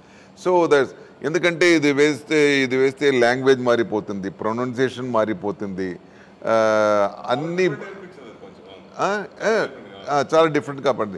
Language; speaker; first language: Telugu; non-native, fluent; Tamil